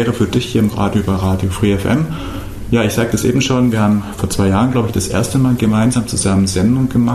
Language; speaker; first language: German; native; German